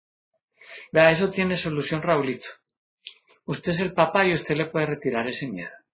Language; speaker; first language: Spanish; native; Spanish